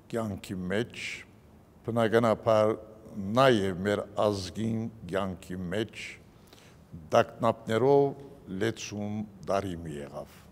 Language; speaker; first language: Armenian; early bilingual, heritage; Armenian